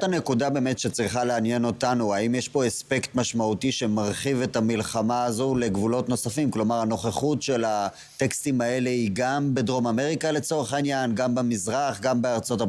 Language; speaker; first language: Hebrew; native; Hebrew